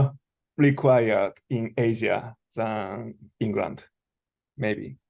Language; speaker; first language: English; non-native, learner; Japanese